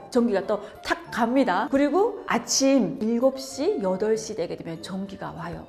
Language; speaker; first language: Korean; native; Korean